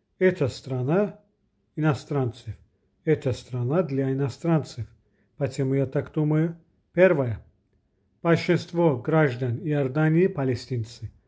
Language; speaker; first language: Russian; non-native, local second language; Azerbaijani